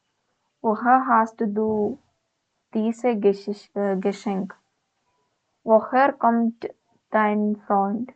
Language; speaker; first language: German; non-native, learner; Malayalam